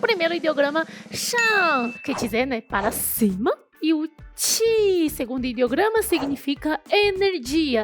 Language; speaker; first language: Portuguese; non-native, fluent; Chinese